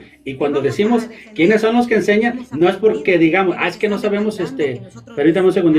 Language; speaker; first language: Spanish; native; Spanish